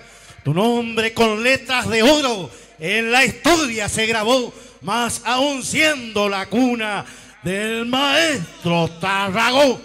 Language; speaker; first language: Spanish; native; Spanish